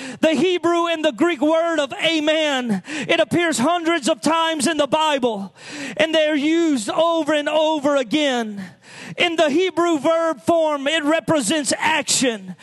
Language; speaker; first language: English; native; English